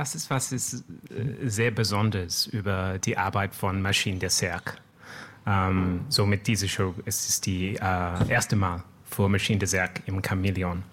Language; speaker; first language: German; non-native, learner; English